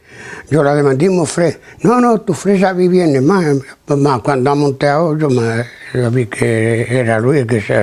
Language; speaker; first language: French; non-native, learner; Spanish